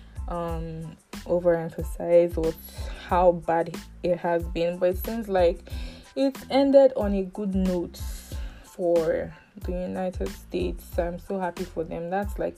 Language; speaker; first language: English; non-native, local second language; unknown